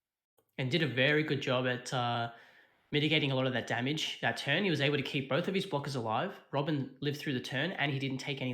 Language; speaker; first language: English; native; English